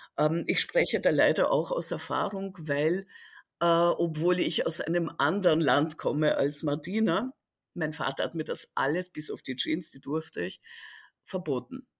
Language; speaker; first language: German; early bilingual, other home language; Russian